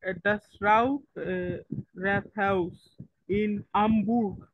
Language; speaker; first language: German; non-native, learner; Bangla